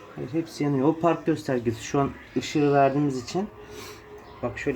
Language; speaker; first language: Turkish; native; Turkish